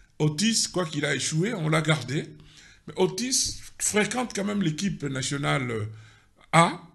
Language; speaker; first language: French; non-native, local second language; Lingala